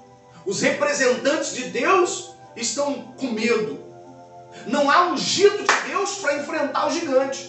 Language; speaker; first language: Portuguese; native; Portuguese